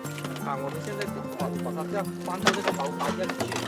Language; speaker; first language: Chinese; non-native, local second language; Cantonese